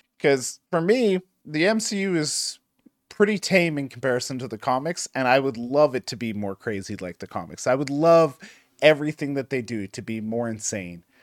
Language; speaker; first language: English; native; English